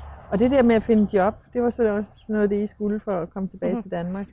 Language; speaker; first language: Danish; native; Danish